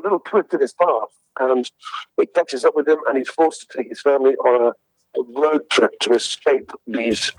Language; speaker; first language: English; native; English